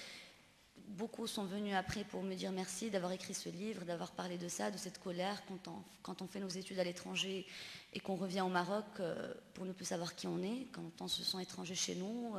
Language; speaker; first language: French; non-native, local second language; Arabic